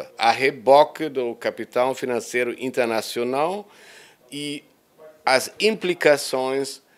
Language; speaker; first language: Portuguese; non-native, fluent; German